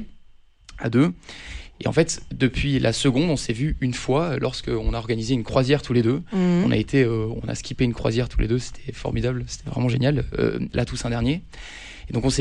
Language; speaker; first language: French; native; French